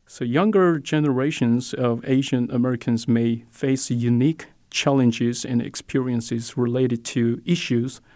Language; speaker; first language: English; non-native, fluent; Korean